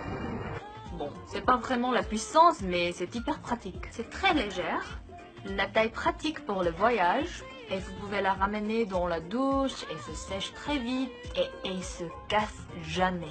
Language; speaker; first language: French; non-native, fluent; Korean